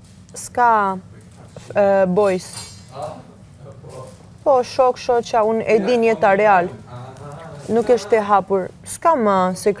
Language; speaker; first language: Albanian; early bilingual, heritage; Albanian